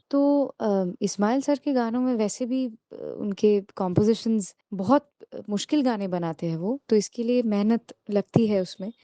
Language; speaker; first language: Hindi; non-native, local second language; Bangla